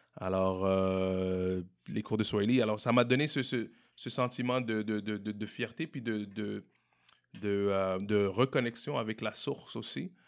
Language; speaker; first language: French; native; French